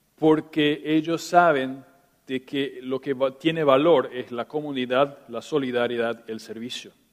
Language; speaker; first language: Spanish; non-native, local second language; German